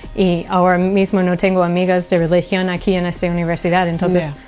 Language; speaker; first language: Spanish; non-native, fluent; English